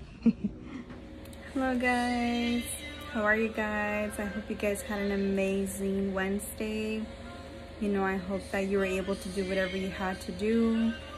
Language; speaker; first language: English; early bilingual, other home language; Spanish